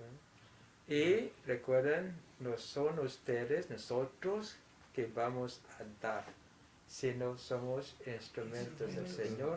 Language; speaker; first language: Spanish; non-native, fluent; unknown